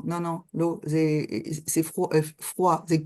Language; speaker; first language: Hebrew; non-native, learner; French